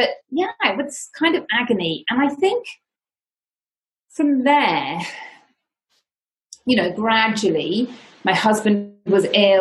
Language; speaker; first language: English; native; English